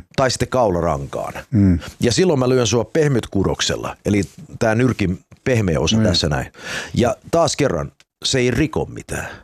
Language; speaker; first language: Finnish; early bilingual, heritage; Finnish